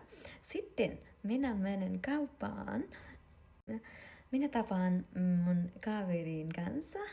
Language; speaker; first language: Finnish; non-native, learner; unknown